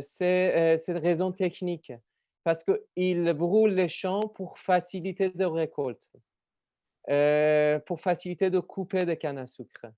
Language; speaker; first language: French; non-native, learner; Persian